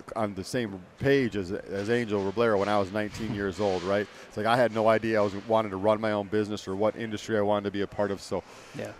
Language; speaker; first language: English; native; English